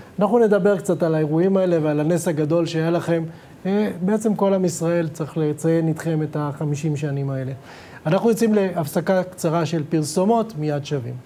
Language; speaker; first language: Hebrew; native; Hebrew